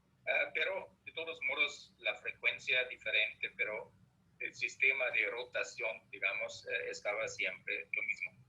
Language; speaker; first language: Spanish; non-native, fluent; German